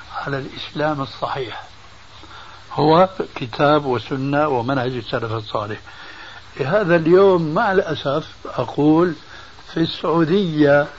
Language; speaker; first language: Arabic; early bilingual, other home language; Albanian